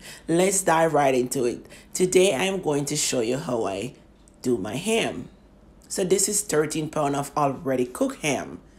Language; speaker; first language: English; native; English